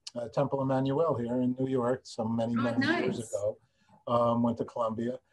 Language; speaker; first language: English; native; English